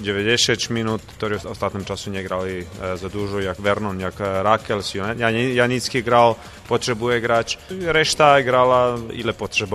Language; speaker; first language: Polish; non-native, learner; Croatian